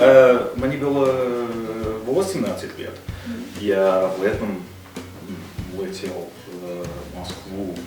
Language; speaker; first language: Russian; non-native, fluent; English